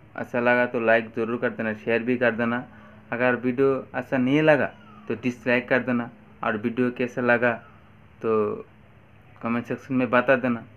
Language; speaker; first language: Hindi; non-native, local second language; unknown